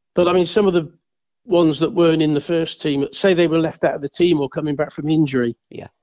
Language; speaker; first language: English; native; English